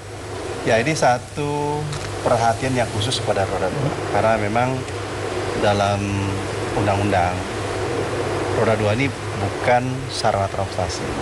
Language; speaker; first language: Indonesian; native; Indonesian